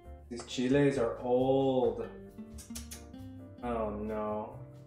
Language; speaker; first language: English; native; English